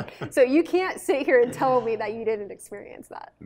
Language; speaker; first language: English; native; English